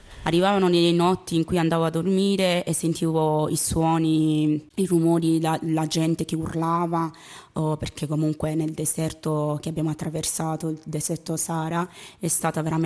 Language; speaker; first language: Italian; early bilingual, other home language; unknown